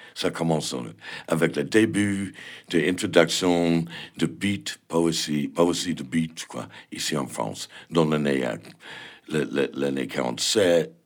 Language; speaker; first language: French; non-native, fluent; English